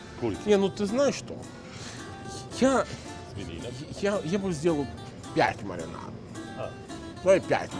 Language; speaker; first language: Russian; non-native, fluent; Italian